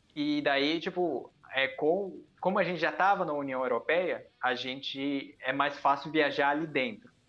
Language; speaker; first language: Portuguese; early bilingual, heritage; Portuguese